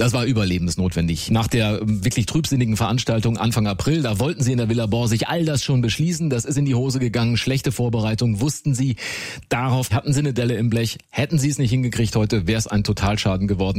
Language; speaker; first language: German; native; German